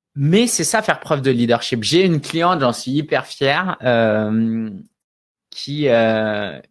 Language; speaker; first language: French; native; French